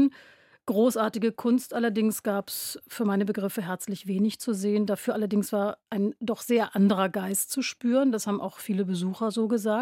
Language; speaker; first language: German; native; German